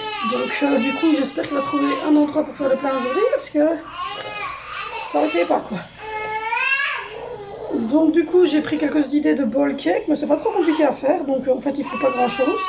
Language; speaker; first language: French; native; French